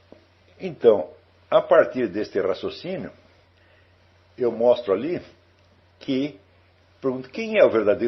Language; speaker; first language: Portuguese; native; Portuguese